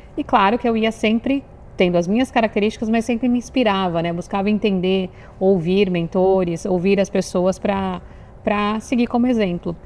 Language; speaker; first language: Portuguese; native; Portuguese